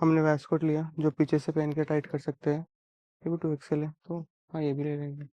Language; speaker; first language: Hindi; non-native, local second language; Telugu